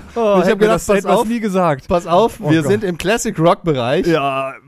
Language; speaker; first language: German; native; German